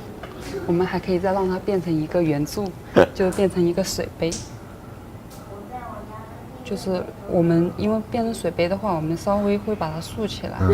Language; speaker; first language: Chinese; native; Chinese